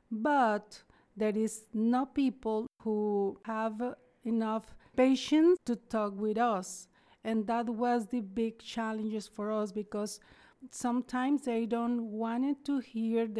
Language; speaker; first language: English; non-native, fluent; Spanish